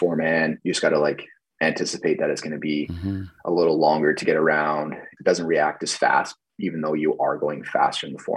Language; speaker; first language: English; native; English